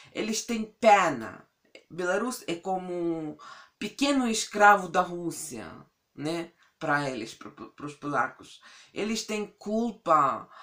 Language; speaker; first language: Portuguese; non-native, fluent; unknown